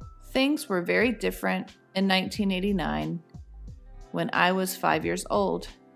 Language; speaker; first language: English; native; English